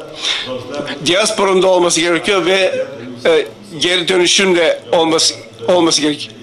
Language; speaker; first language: Turkish; non-native, fluent; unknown